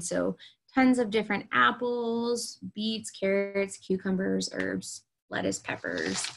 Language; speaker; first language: English; native; English